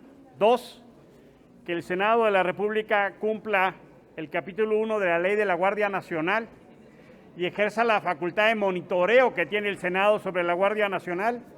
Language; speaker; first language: Spanish; native; Spanish